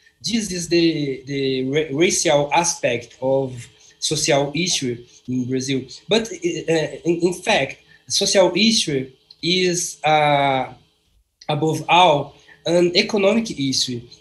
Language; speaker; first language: English; non-native, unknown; Portuguese